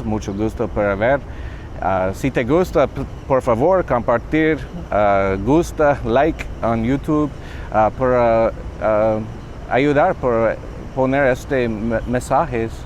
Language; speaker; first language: Spanish; non-native, learner; English